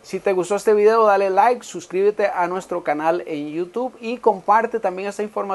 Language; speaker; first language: Spanish; native; Spanish